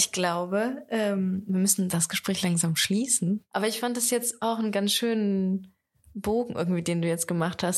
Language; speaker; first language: German; native; German